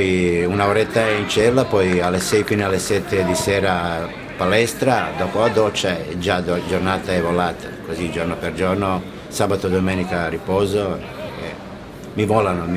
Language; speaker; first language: Italian; non-native, fluent; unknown